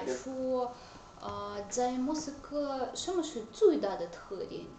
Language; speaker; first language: Chinese; non-native, learner; Russian